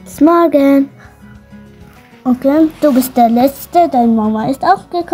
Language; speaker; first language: German; non-native, learner; Arabic